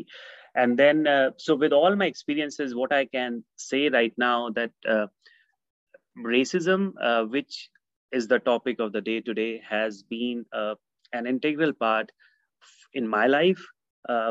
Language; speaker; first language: English; non-native, local second language; Hindi